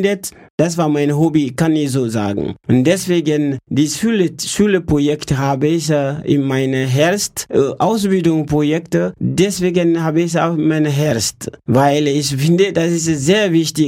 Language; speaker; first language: German; non-native, learner; French